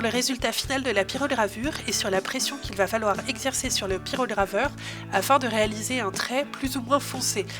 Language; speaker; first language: French; native; French